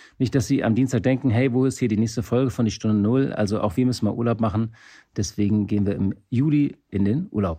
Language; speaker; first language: German; native; German